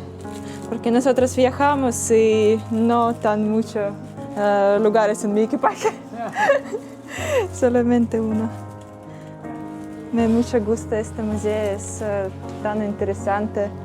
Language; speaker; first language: Spanish; non-native, learner; Russian